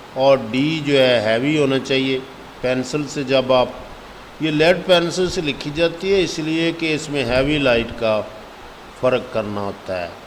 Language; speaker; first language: Urdu; non-native, local second language; Punjabi